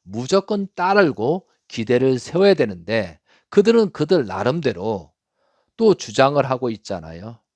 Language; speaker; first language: Korean; native; Korean